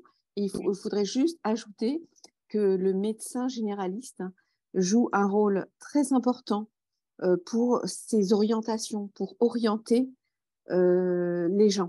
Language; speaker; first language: French; native; French